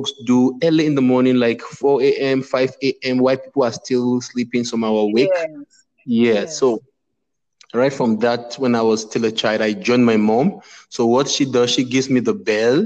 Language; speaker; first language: English; non-native, local second language; Igbo